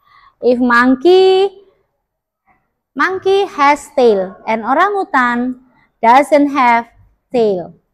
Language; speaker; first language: English; non-native, learner; Indonesian